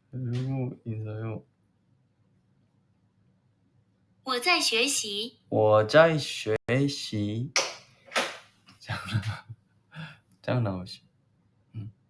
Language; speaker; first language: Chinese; non-native, learner; Korean